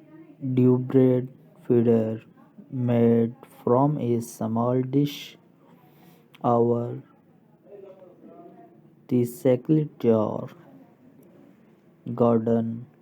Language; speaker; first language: English; non-native, local second language; Urdu